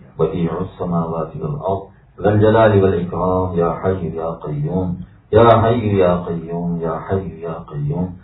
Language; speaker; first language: Urdu; native; Urdu